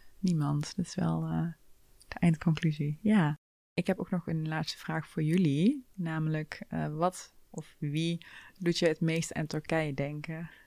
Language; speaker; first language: Dutch; early bilingual, other home language; Turkish